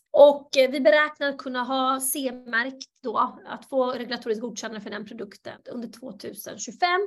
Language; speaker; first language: Swedish; early bilingual, other home language; Bosnian